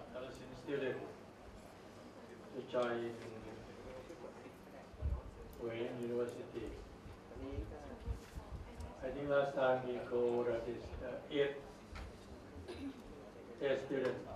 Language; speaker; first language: English; non-native, learner; Thai